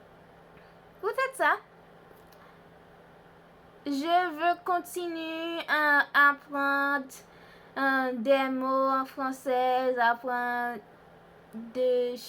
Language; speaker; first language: French; non-native, learner; Haitian Creole